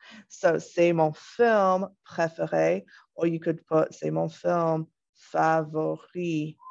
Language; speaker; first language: French; non-native, learner; English